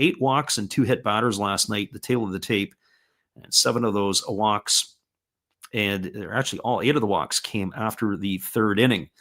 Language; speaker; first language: English; native; English